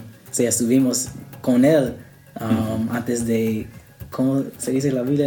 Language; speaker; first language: Spanish; non-native, learner; English